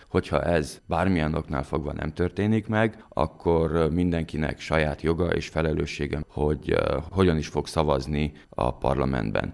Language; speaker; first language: Hungarian; native; Hungarian